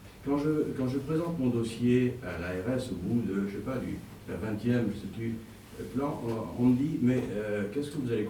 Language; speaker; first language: French; native; French